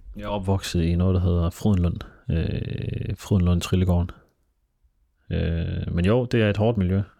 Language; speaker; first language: Danish; early bilingual, other home language; Somali